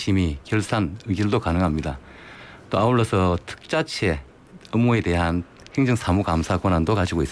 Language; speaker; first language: Korean; native; Korean